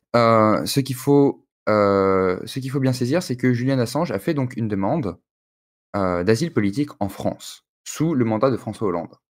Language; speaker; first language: French; native; French